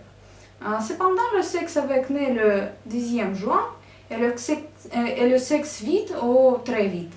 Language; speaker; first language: French; non-native, learner; Russian